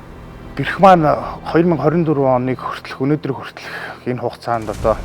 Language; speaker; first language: Mongolian; native; Mongolian